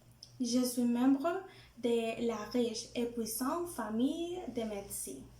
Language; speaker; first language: French; non-native, learner; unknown